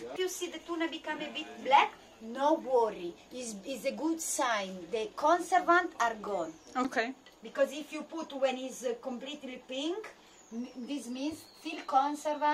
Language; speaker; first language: English; non-native, learner; Italian